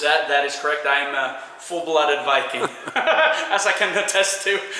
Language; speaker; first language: English; non-native, fluent; Swedish